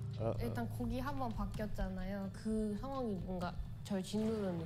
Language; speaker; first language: Korean; native; Korean